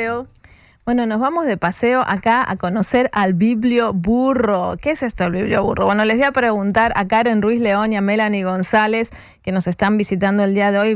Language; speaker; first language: Spanish; native; Spanish